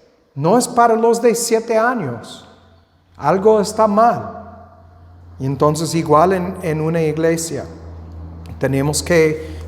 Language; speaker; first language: Spanish; non-native, fluent; English